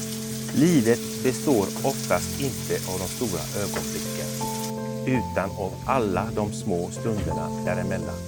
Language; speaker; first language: Swedish; native; Swedish